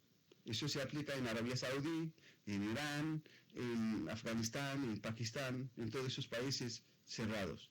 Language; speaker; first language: Spanish; non-native, fluent; Arabic